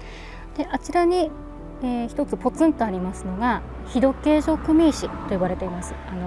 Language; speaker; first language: Japanese; native; Japanese